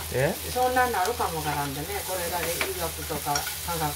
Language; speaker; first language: Japanese; native; Japanese